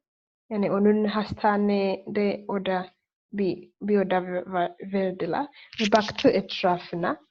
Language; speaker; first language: Turkish; non-native, learner; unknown